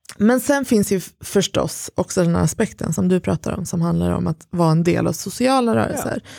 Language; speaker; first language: Swedish; early bilingual, other home language; Persian